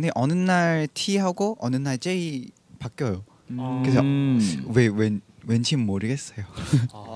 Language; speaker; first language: Korean; non-native, learner; Vietnamese